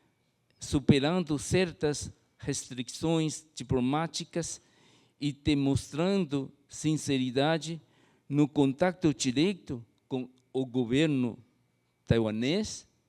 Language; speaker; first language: Portuguese; non-native, fluent; Chinese